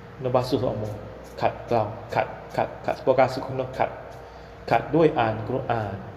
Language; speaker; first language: Malay; native; Malay